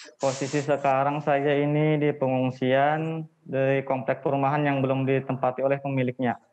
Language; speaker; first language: Indonesian; native; Indonesian